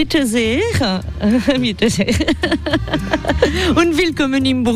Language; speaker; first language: German; non-native, fluent; French